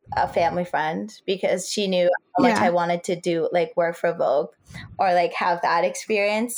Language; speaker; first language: English; non-native, fluent; Turkish